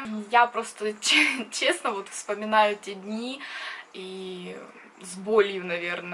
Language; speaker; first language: Russian; native; Russian